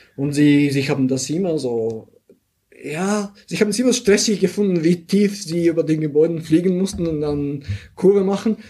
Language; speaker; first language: German; non-native, fluent; Bulgarian